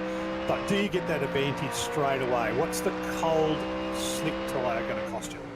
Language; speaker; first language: English; native; English